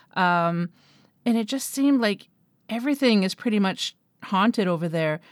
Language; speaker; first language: English; native; English